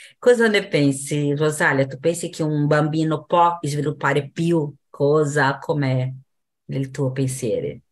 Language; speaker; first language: Italian; non-native, fluent; Portuguese